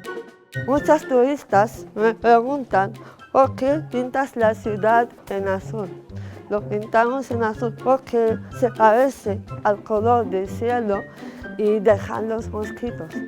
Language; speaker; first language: Spanish; non-native, learner; Arabic